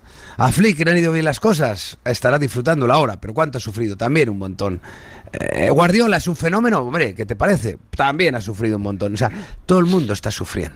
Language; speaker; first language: Spanish; native; Spanish